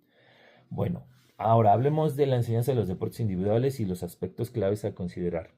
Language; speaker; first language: Spanish; native; Spanish